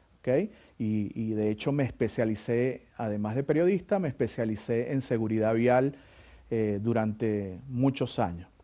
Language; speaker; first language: Spanish; native; Spanish